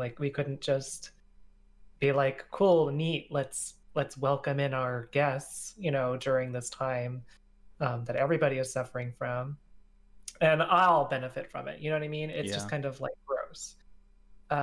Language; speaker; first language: English; native; English